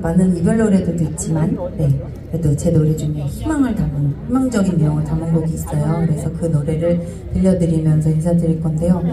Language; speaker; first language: Korean; native; Korean